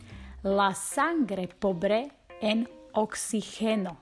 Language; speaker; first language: Spanish; non-native, fluent; Slovak